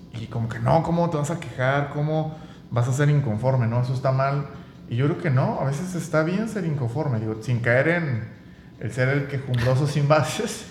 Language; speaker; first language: Spanish; native; Spanish